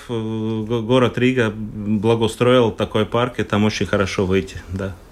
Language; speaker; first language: Russian; non-native, local second language; Latvian